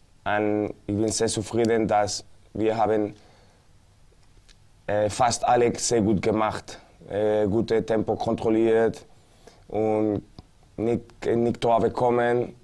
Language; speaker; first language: German; non-native, learner; Spanish